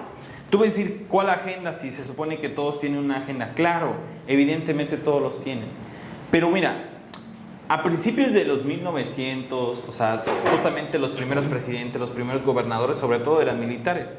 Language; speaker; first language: Spanish; native; Spanish